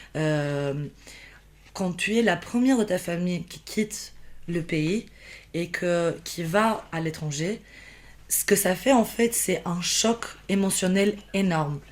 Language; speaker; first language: French; non-native, fluent; Albanian